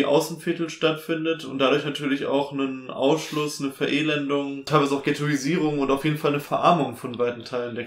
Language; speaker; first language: German; native; German